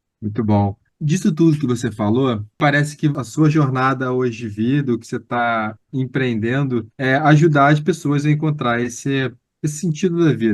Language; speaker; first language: Portuguese; native; Portuguese